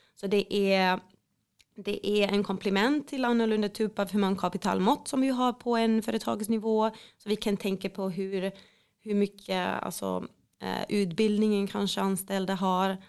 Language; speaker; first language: Swedish; non-native, fluent; Finnish